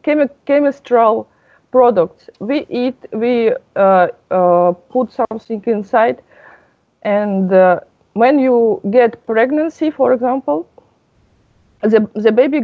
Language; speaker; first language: English; non-native, learner; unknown